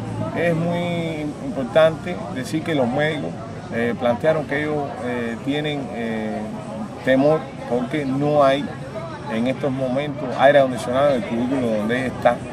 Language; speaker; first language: Spanish; native; Spanish